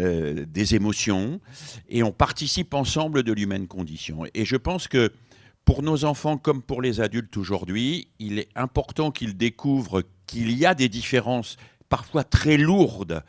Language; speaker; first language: French; native; French